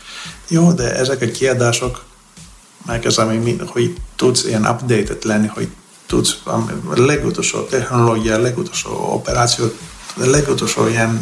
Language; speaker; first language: Hungarian; non-native, fluent; Greek